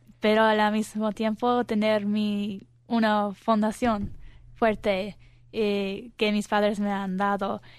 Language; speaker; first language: Spanish; early bilingual, heritage; Spanish